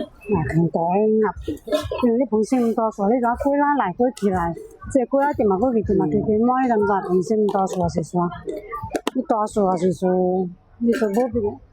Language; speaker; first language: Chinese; non-native, local second language; Cantonese